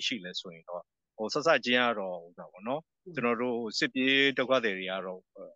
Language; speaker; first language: Burmese; non-native, local second language; S'gaw Karen